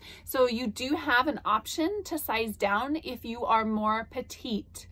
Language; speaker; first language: English; native; English